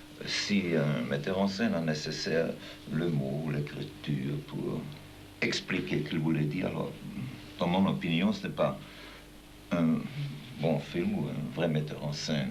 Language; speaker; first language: French; non-native, fluent; German